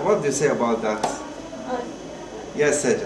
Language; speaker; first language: English; non-native, fluent; Arabic